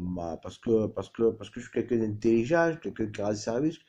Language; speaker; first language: French; native; French